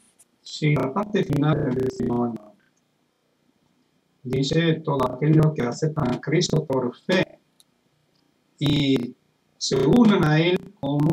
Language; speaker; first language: Spanish; non-native, fluent; Italian